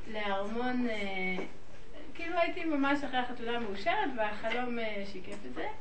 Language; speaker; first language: Hebrew; non-native, fluent; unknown